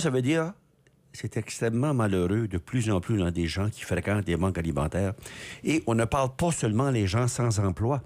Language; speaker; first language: French; native; French